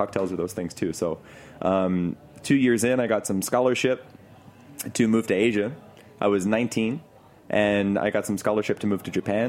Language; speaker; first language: English; native; English